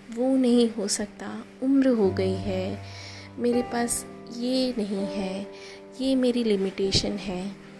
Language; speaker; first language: Hindi; native; Hindi